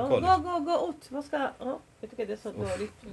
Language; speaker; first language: Swedish; non-native, fluent; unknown